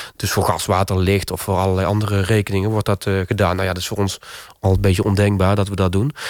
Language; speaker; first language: Dutch; native; Dutch